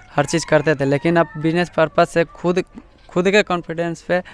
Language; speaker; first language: Hindi; native; Hindi